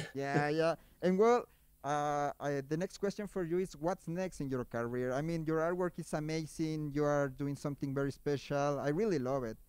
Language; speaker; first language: English; non-native, fluent; Spanish